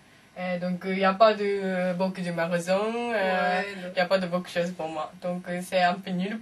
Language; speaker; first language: French; non-native, learner; Japanese